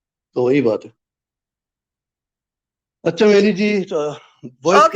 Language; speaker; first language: Hindi; non-native, fluent; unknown